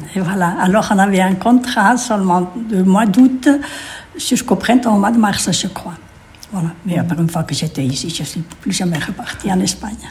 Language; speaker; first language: French; non-native, fluent; Spanish